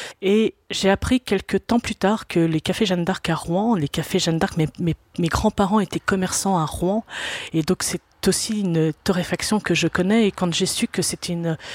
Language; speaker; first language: French; native; French